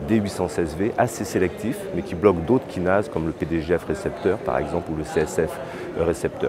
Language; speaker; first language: French; native; French